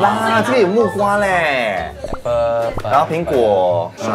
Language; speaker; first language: Chinese; native; Chinese